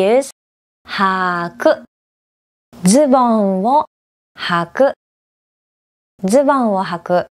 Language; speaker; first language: Japanese; native; Japanese